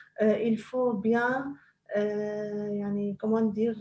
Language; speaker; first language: French; non-native, local second language; Arabic